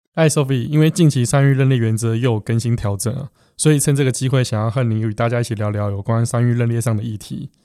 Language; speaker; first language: Chinese; native; Chinese